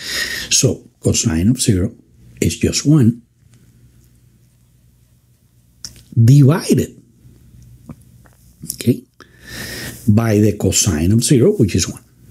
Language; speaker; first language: English; non-native, fluent; Spanish